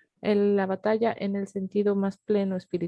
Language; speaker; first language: Spanish; native; Spanish